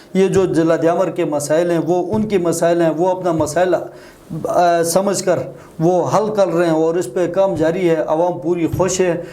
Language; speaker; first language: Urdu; non-native, local second language; Shina